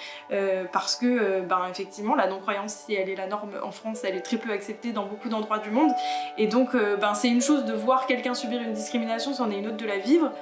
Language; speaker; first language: French; native; French